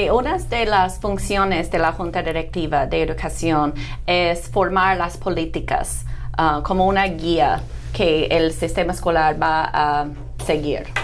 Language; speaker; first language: Spanish; non-native, fluent; English